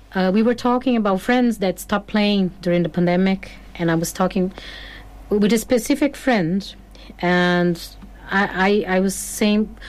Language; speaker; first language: English; non-native, fluent; Portuguese